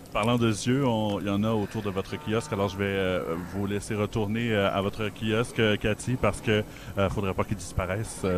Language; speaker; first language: French; native; French